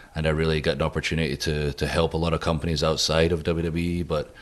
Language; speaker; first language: English; native; English